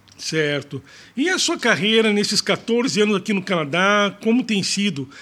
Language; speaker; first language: Portuguese; native; Portuguese